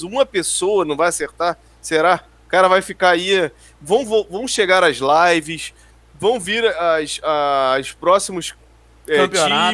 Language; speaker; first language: Portuguese; native; Portuguese